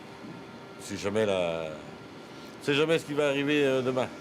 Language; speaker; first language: French; native; French